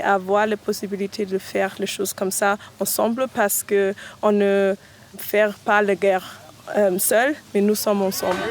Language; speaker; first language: French; non-native, fluent; German